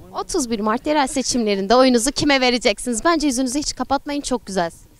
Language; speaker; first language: Turkish; native; Turkish